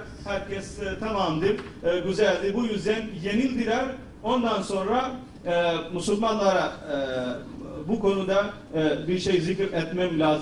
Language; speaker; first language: Turkish; non-native, fluent; Urdu